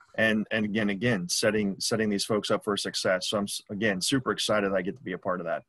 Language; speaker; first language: English; native; English